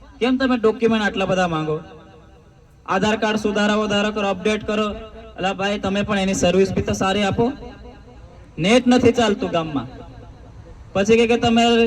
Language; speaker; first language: Gujarati; non-native, local second language; Rathawi